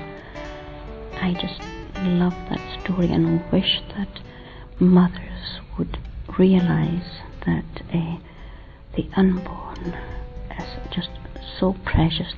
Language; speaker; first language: English; native; English